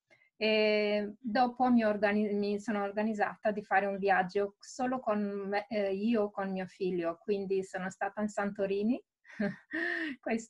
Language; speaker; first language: Italian; non-native, fluent; Romanian